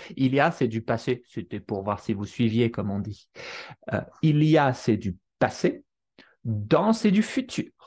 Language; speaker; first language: French; native; French